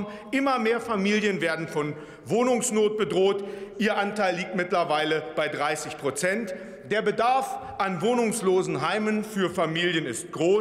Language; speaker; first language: German; native; German